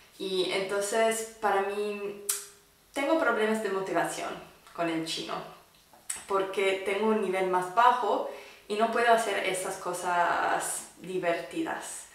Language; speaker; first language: Spanish; non-native, fluent; English